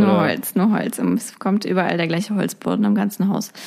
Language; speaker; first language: German; native; German